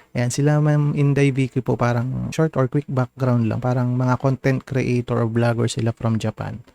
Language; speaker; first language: Filipino; native; Filipino